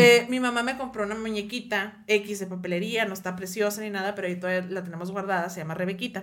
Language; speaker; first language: Spanish; native; Spanish